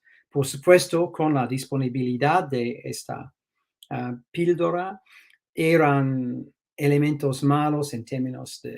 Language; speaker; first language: Spanish; non-native, fluent; English